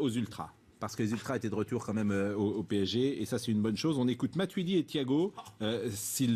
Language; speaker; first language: French; native; French